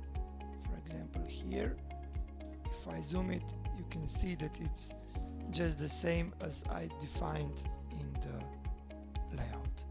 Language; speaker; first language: English; non-native, fluent; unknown